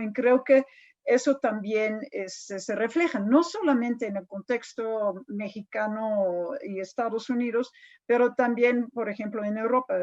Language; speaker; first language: Spanish; non-native, fluent; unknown